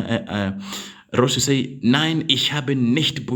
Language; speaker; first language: German; non-native, learner; English